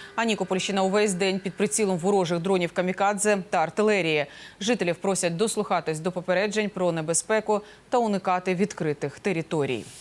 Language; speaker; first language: Ukrainian; native; Ukrainian